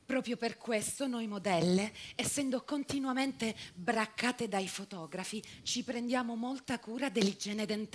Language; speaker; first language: Italian; native; Italian